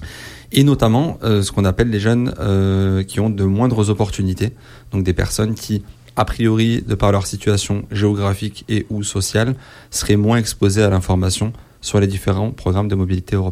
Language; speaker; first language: French; native; French